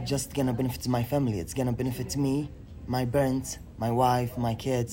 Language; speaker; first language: English; non-native, learner; Arabic